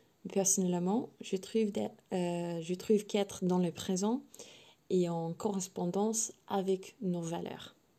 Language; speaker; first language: French; non-native, fluent; English